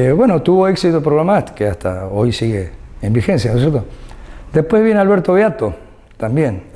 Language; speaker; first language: Spanish; native; Spanish